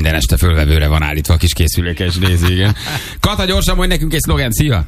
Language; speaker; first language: Hungarian; native; Hungarian